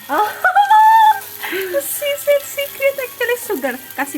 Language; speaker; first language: English; non-native, fluent; Indonesian